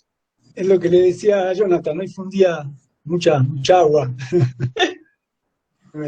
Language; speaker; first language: Spanish; native; Spanish